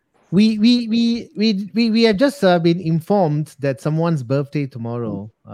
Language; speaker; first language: English; non-native, local second language; Tamil